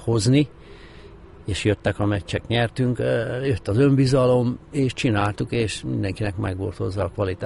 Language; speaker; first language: Hungarian; native; Hungarian